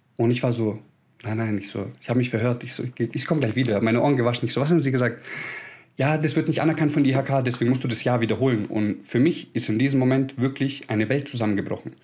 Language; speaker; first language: German; early bilingual, other home language; Croatian